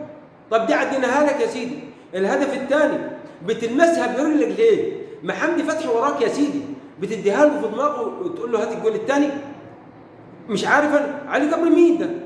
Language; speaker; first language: Arabic; native; Arabic